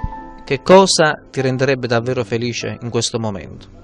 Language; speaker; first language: Italian; native; Italian